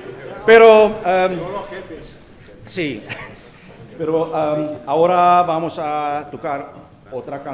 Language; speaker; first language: Spanish; non-native, fluent; Dutch